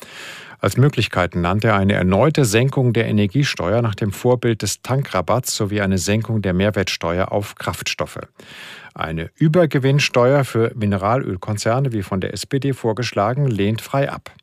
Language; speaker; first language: German; native; German